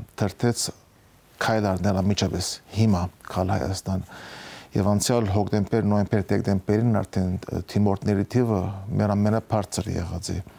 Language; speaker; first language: Armenian; early bilingual, heritage; Armenian